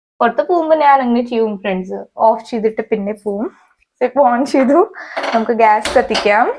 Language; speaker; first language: Malayalam; non-native, learner; Hindi